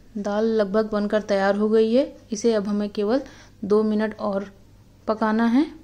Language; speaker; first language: Hindi; native; Hindi